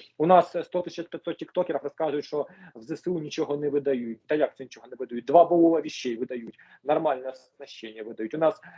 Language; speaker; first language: Ukrainian; native; Ukrainian